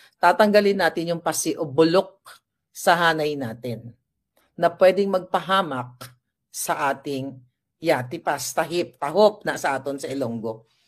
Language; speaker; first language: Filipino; non-native, local second language; Hiligaynon